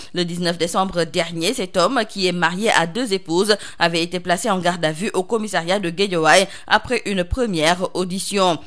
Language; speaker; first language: French; non-native, local second language; Wolof